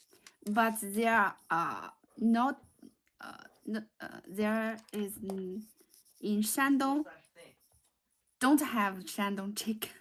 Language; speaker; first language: English; non-native, learner; Chinese